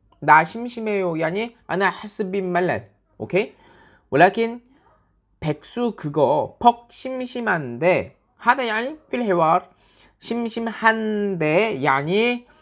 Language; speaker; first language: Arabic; non-native, learner; Korean